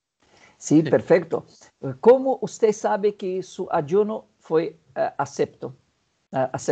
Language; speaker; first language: Spanish; non-native, fluent; Portuguese